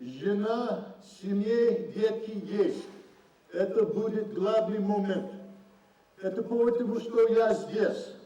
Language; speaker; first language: Russian; non-native, learner; English